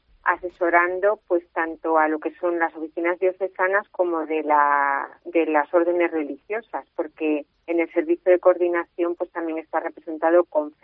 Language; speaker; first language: Spanish; native; Spanish